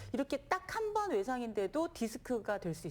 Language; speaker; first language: Korean; native; Korean